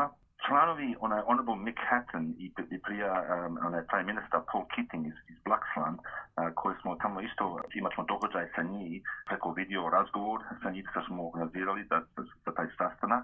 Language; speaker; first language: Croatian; early bilingual, heritage; Croatian